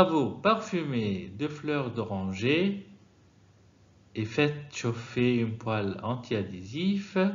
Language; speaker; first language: French; non-native, fluent; Arabic